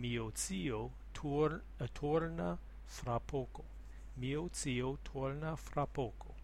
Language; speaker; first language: Italian; non-native, learner; English